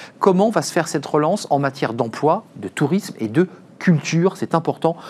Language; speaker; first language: French; native; French